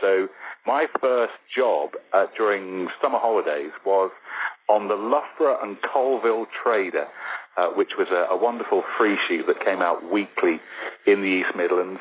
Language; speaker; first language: English; native; English